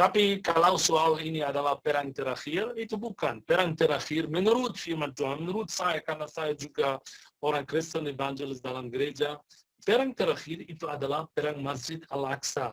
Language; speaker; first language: Indonesian; non-native, fluent; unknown